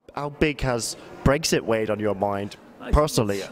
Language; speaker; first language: English; native; English